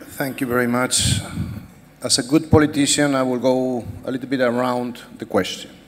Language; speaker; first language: English; non-native, fluent; Spanish